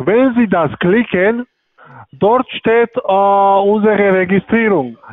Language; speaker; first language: German; non-native, learner; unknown